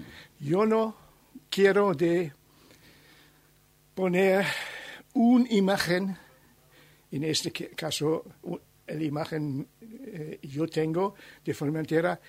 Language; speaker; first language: Spanish; non-native, learner; German